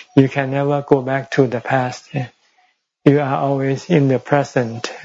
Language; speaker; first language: English; non-native, fluent; Thai